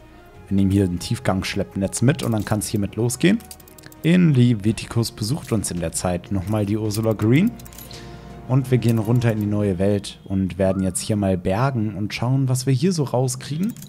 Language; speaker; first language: German; native; German